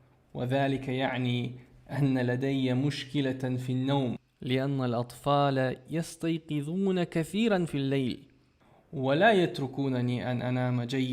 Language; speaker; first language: Arabic; non-native, fluent; Chechen